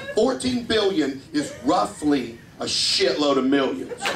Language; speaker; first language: English; native; English